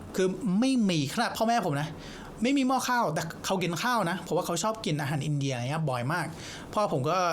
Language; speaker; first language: Thai; non-native, fluent; English